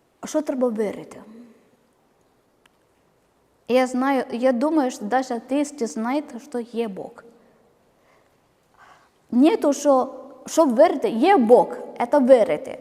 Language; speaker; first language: Ukrainian; non-native, learner; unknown